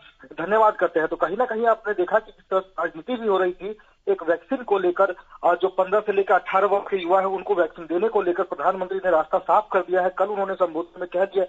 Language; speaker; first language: Hindi; native; Hindi